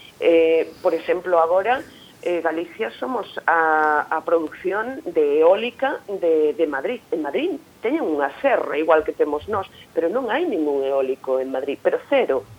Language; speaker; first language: Galician; native; Galician